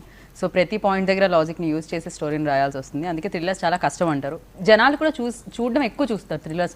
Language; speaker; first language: Telugu; native; Telugu